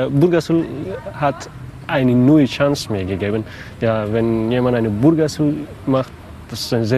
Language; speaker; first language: German; non-native, learner; Persian